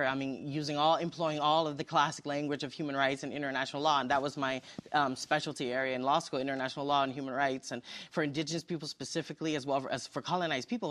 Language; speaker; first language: English; native; English